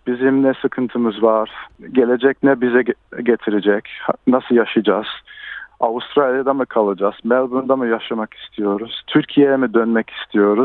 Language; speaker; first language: Turkish; early bilingual, heritage; Turkish